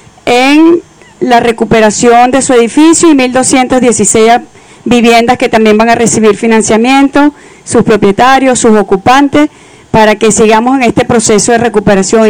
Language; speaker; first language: Spanish; native; Spanish